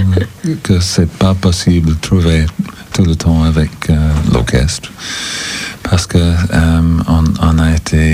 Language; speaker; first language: French; non-native, learner; English